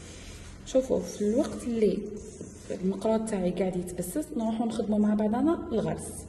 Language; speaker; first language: Arabic; native; Arabic